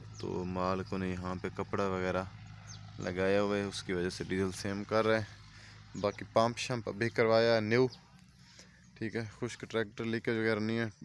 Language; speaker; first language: Urdu; non-native, local second language; Punjabi